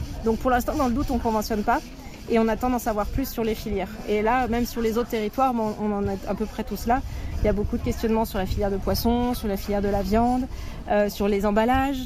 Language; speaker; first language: French; native; French